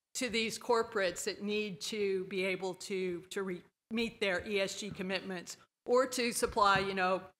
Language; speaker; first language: English; native; English